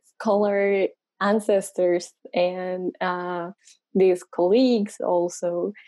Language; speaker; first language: English; non-native, fluent; Spanish